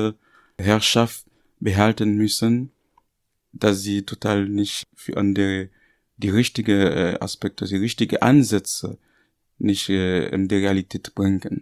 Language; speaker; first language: German; non-native, learner; Haitian Creole